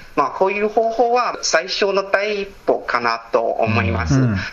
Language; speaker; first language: Japanese; non-native, fluent; Chinese